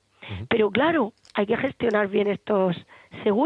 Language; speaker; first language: Spanish; native; Spanish